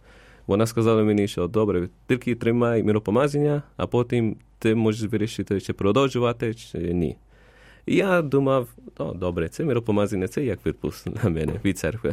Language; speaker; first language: Ukrainian; non-native, fluent; Spanish